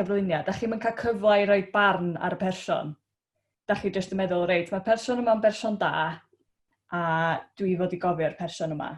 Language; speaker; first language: Welsh; native; Welsh